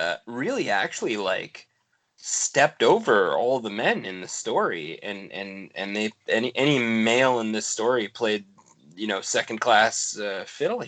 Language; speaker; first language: English; native; English